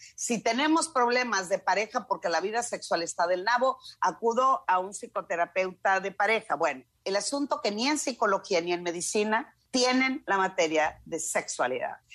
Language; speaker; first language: Spanish; native; Spanish